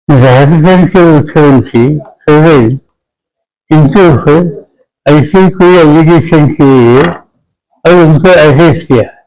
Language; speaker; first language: Hindi; non-native, local second language; Marathi